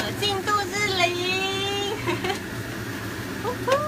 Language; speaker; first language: Chinese; native; Chinese